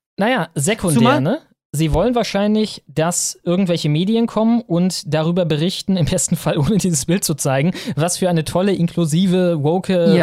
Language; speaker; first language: German; native; German